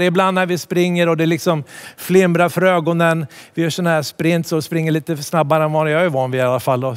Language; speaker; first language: Swedish; native; Swedish